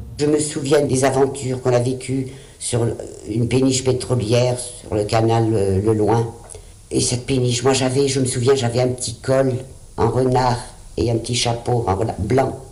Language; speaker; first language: French; early bilingual, other home language; Spanish